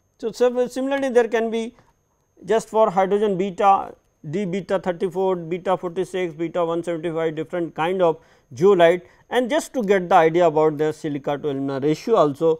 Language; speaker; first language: English; non-native, local second language; Hindi